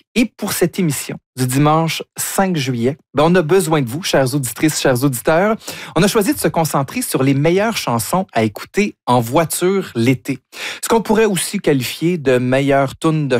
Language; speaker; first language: French; native; French